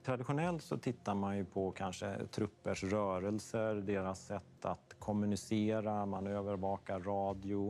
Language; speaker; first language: Swedish; native; Swedish